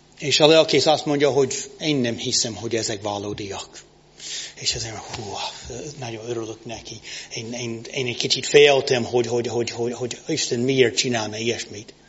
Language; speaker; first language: Hungarian; non-native, learner; English